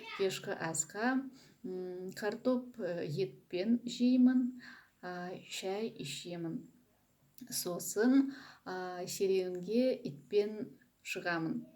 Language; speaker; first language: Kazakh; non-native, local second language; Russian